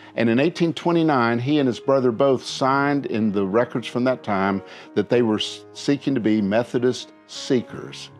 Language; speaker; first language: English; native; English